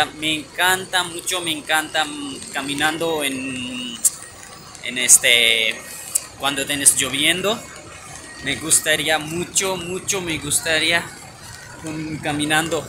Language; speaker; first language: Spanish; non-native, learner; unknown